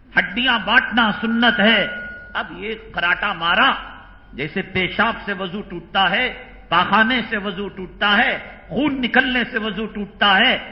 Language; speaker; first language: Urdu; native; Urdu